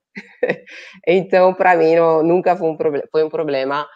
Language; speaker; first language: Portuguese; non-native, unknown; Italian